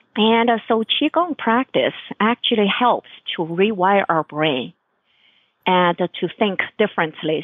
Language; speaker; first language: English; non-native, fluent; Chinese